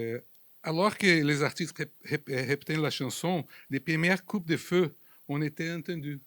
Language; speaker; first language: French; non-native, fluent; Portuguese